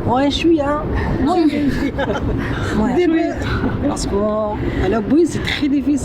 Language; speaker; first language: French; non-native, learner; Arabic